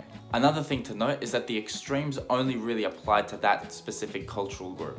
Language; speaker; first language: English; native; English